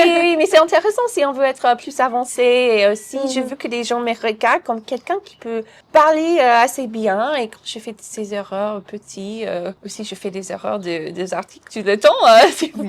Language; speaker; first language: French; non-native, fluent; English